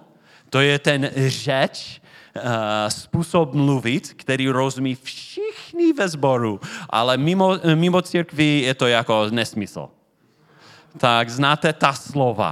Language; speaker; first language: Czech; non-native, fluent; English